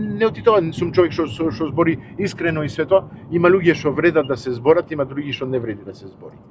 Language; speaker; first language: Macedonian; early bilingual, heritage; Macedonian